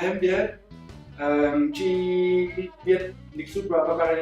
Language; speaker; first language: Vietnamese; non-native, learner; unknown